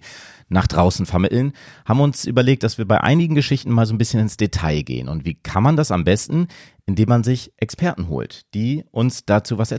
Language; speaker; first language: German; native; German